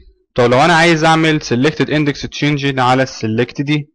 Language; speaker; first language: Arabic; native; Arabic